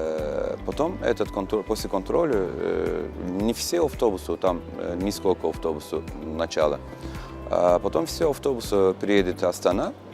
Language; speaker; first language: Russian; non-native, learner; Turkish